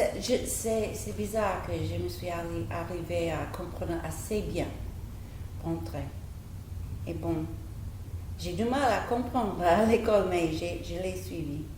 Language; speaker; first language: French; non-native, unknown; English